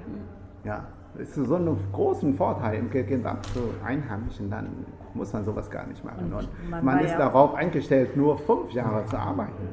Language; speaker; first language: German; non-native, fluent; Vietnamese